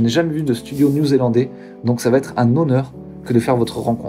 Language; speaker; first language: French; native; French